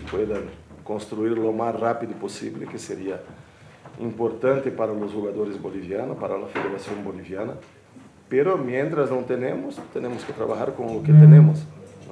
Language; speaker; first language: Spanish; non-native, fluent; Portuguese